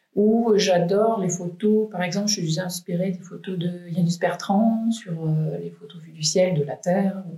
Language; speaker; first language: French; native; French